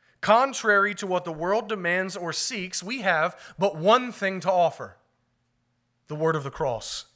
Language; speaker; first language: English; native; English